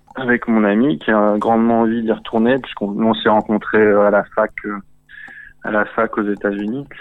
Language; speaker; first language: French; native; French